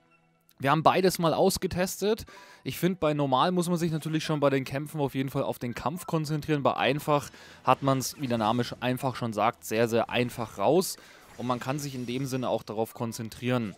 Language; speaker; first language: German; native; German